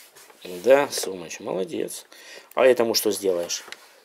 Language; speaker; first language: Russian; native; Russian